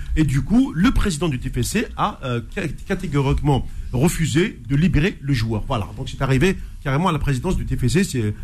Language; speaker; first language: French; non-native, local second language; Arabic